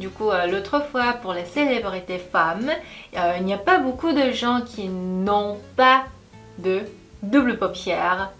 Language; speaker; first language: French; non-native, fluent; Korean